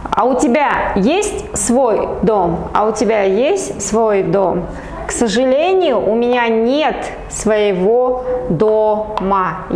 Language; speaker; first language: Russian; non-native, local second language; Kazakh